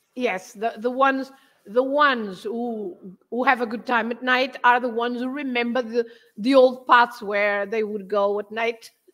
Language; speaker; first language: English; non-native, fluent; Portuguese